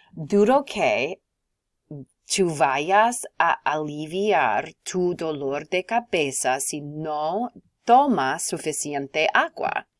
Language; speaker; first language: Spanish; non-native, fluent; English